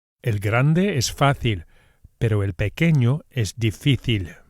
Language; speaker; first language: Spanish; non-native, fluent; English